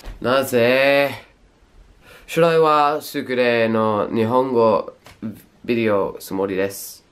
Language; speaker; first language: Japanese; non-native, learner; English